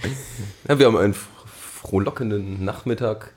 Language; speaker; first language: German; native; German